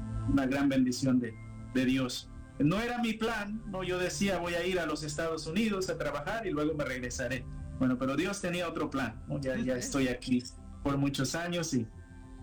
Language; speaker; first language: Spanish; native; Spanish